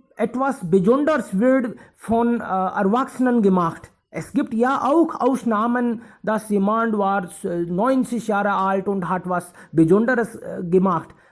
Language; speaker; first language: German; non-native, fluent; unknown